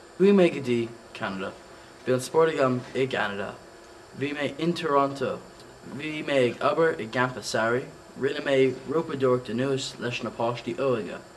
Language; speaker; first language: Irish; non-native, local second language; English